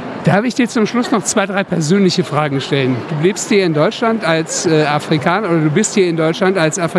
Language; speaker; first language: German; native; German